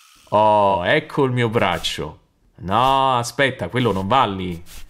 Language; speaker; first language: Italian; non-native, fluent; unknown